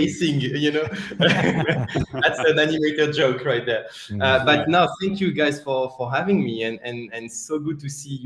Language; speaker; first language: English; non-native, fluent; French